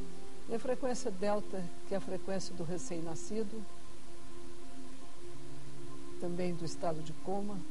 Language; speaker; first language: Portuguese; native; Portuguese